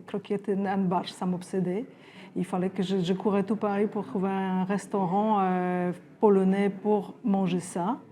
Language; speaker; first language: French; non-native, fluent; Polish